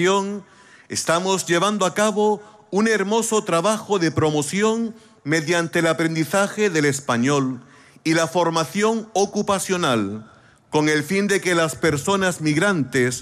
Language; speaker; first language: Spanish; native; Spanish